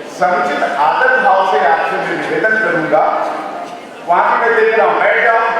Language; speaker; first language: Hindi; native; Hindi